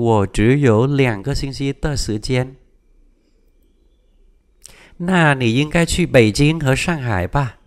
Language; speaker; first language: Chinese; non-native, fluent; Vietnamese